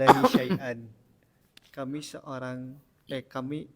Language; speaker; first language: Indonesian; non-native, local second language; Sundanese